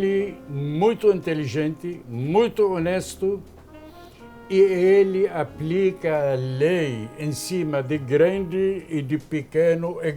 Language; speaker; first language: Portuguese; non-native, fluent; Arabic